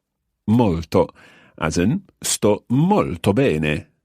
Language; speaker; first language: Italian; non-native, fluent; English